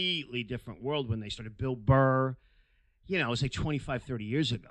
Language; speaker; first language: English; native; English